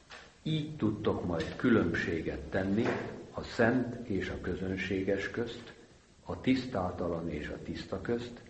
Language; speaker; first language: Hungarian; native; Hungarian